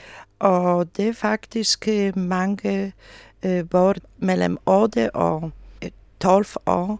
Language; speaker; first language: Danish; non-native, learner; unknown